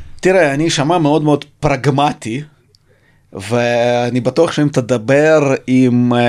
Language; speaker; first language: Hebrew; early bilingual, other home language; Russian